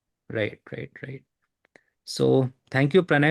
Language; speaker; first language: English; non-native, local second language; Hindi